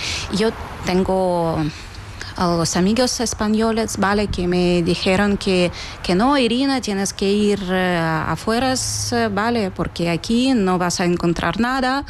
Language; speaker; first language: Spanish; non-native, fluent; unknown